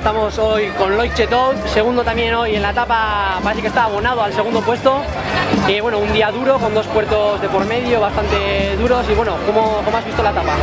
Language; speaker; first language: Spanish; native; Spanish